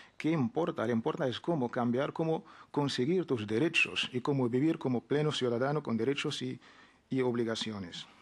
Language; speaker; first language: Spanish; non-native, fluent; Arabic